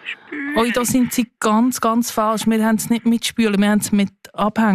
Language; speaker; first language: German; native; German